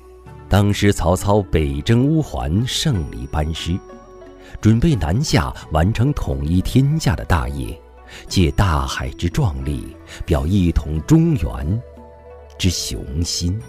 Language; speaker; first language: Chinese; native; Chinese